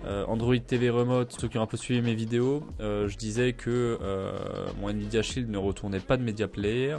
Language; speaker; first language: French; native; French